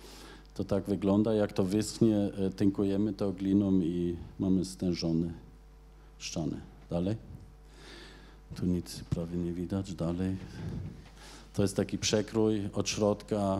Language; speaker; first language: Polish; non-native, fluent; German